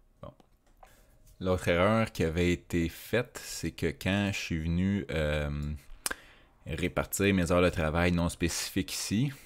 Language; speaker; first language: French; native; French